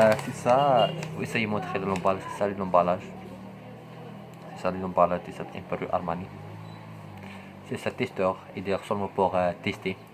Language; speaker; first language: French; non-native, local second language; Arabic